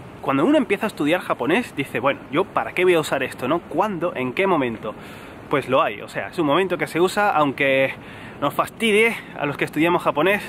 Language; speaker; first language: Spanish; native; Spanish